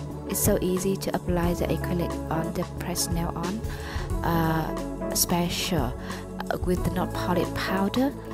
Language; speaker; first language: English; non-native, learner; Vietnamese